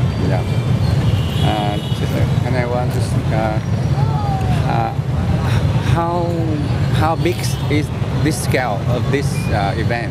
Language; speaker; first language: English; non-native, learner; Vietnamese